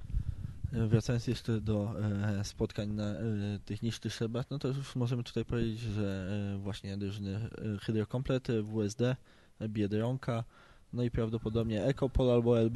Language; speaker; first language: Polish; native; Polish